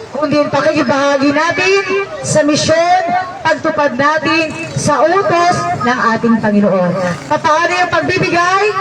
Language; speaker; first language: Filipino; non-native, local second language; Hiligaynon